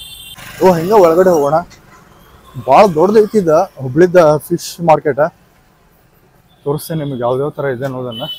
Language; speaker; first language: Kannada; native; Kannada